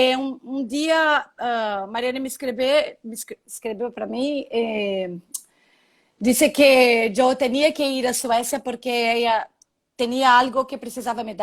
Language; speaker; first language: Spanish; non-native, learner; Portuguese